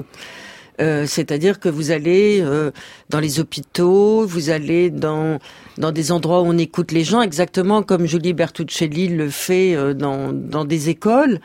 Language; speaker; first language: French; native; French